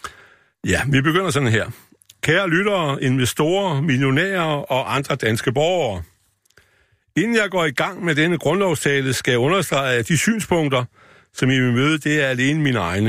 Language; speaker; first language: Danish; native; Danish